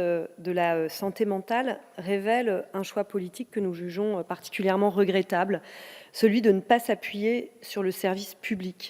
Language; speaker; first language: French; native; French